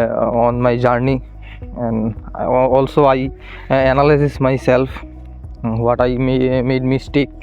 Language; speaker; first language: English; non-native, learner; Hindi